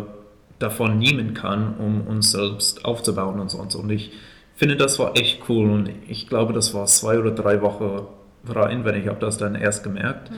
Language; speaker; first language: German; non-native, fluent; English